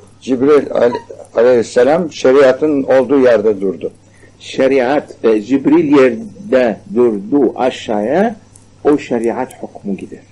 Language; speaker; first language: Turkish; non-native, learner; Arabic